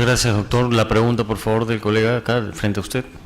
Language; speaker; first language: Spanish; native; Spanish